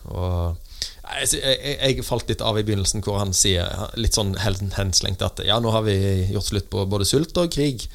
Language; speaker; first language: Norwegian; native; Norwegian